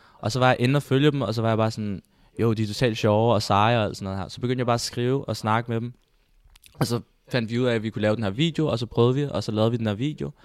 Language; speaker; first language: Danish; early bilingual, other home language; Spanish